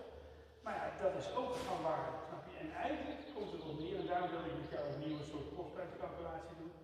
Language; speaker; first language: Dutch; native; Dutch